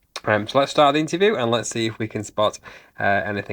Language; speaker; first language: English; native; English